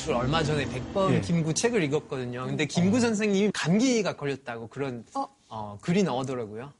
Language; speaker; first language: Korean; non-native, fluent; French